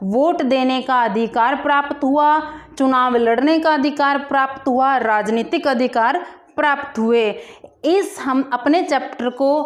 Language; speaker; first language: Hindi; native; Hindi